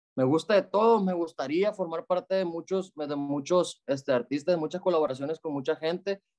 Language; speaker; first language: Spanish; native; Spanish